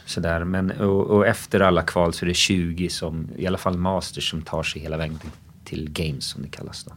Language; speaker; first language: Swedish; early bilingual, other home language; English